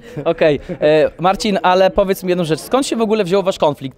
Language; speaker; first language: Polish; native; Polish